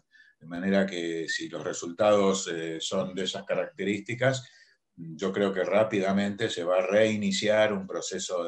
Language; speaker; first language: Spanish; native; Spanish